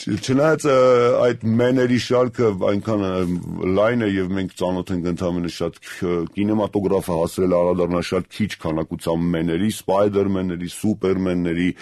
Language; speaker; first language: Armenian; native; Armenian